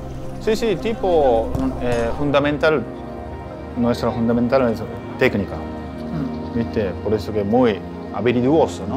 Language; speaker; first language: Spanish; non-native, learner; Japanese